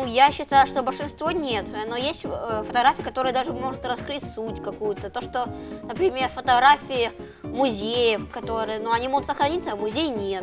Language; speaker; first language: Russian; native; Russian